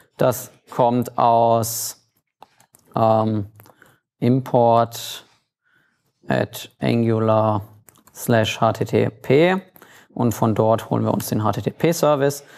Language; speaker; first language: German; native; German